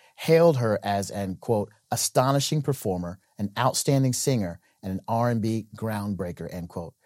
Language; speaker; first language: English; native; English